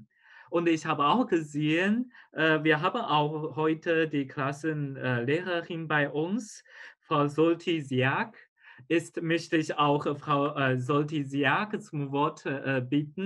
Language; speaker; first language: German; non-native, fluent; Chinese